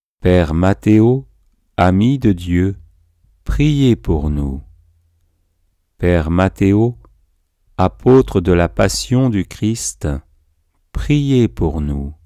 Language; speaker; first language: French; native; French